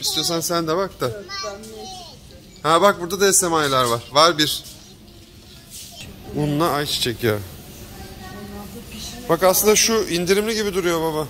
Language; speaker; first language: Turkish; native; Turkish